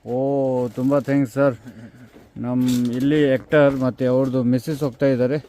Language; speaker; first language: Kannada; non-native, fluent; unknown